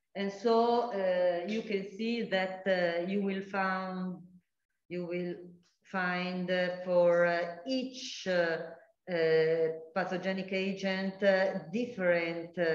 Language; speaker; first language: English; non-native, fluent; Italian